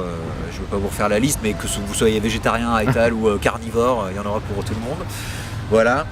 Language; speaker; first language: French; native; French